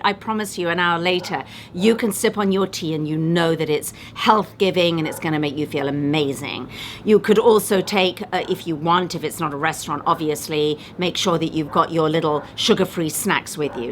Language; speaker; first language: English; native; English